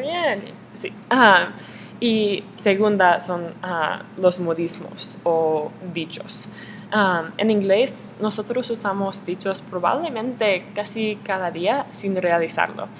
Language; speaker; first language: Spanish; non-native, learner; English